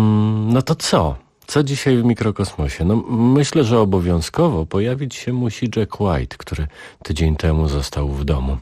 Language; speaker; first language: Polish; native; Polish